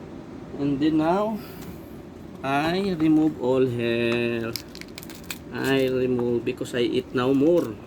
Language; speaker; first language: English; non-native, learner; Filipino